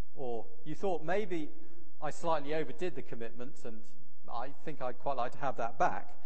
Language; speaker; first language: English; native; English